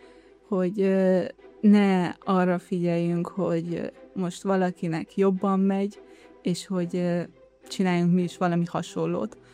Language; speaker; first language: Hungarian; early bilingual, heritage; Hungarian